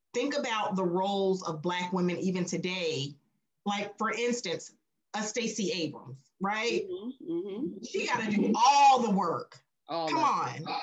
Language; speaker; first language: English; native; English